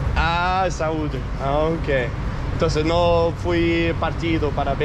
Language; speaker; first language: Portuguese; non-native, learner; Danish